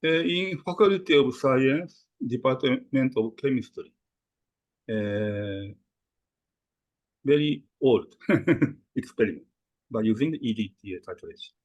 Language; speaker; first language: English; non-native, fluent; Japanese